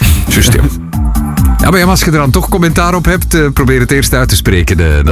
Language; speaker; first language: Dutch; native; Dutch